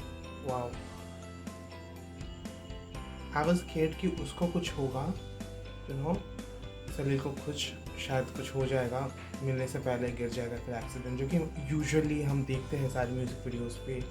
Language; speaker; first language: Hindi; non-native, local second language; Bangla